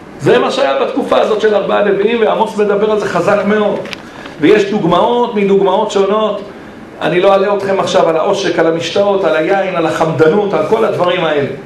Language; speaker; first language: Hebrew; native; Hebrew